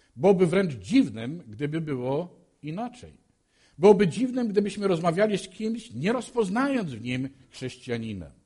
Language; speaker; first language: Polish; native; Polish